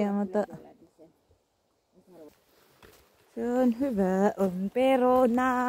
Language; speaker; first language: Finnish; non-native, learner; Filipino